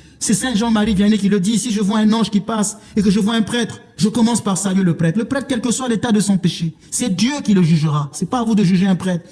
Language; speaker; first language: French; non-native, local second language; Lingala